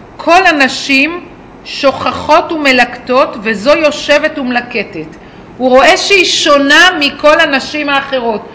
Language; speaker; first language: Hebrew; native; Hebrew